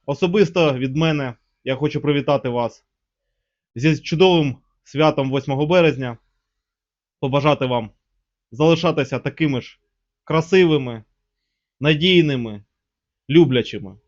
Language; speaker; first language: Ukrainian; native; Ukrainian